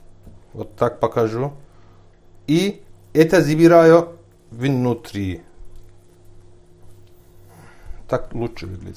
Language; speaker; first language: Russian; non-native, learner; Turkish